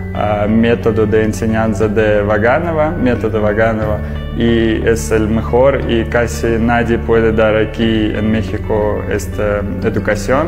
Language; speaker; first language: Spanish; non-native, learner; Russian